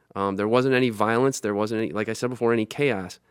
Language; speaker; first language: English; native; English